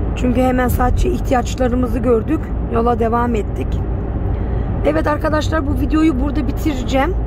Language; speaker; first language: Turkish; early bilingual, heritage; Turkish